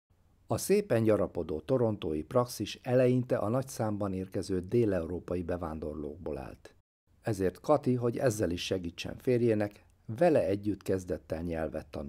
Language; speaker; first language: Hungarian; native; Hungarian